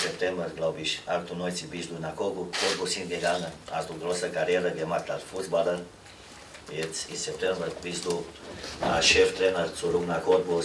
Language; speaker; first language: German; non-native, fluent; Romanian